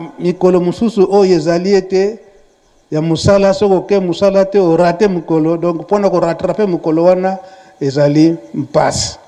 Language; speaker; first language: Lingala; non-native, local second language; Kongo